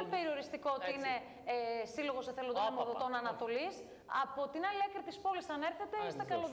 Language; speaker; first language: Greek; native; Greek